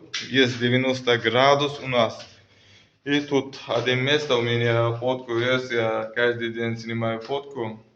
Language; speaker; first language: Russian; non-native, learner; Uzbek